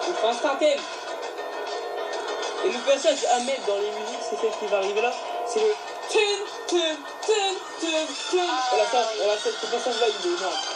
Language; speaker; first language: French; native; French